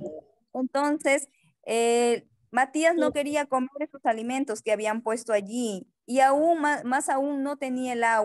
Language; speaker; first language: Spanish; native; Spanish